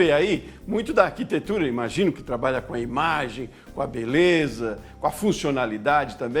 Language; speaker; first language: Portuguese; native; Portuguese